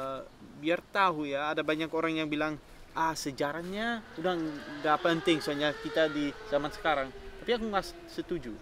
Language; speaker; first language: Indonesian; non-native, fluent; Dutch